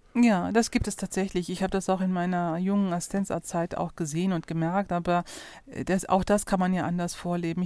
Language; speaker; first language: German; early bilingual, other home language; Turkish